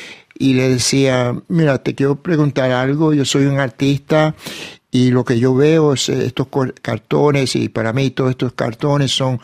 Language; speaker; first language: Spanish; early bilingual, heritage; Spanish